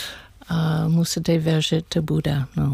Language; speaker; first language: Czech; non-native, learner; English